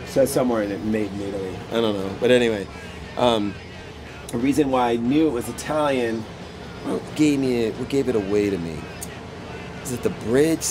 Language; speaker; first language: English; native; English